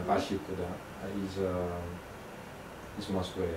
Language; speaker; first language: Russian; non-native, learner; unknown